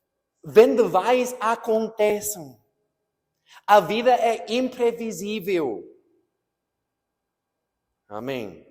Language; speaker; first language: Portuguese; non-native, fluent; English